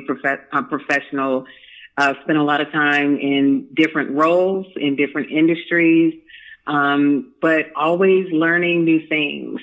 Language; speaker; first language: English; native; English